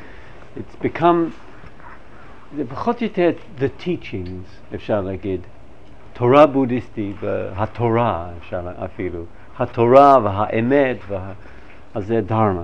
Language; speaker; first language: Hebrew; non-native, fluent; English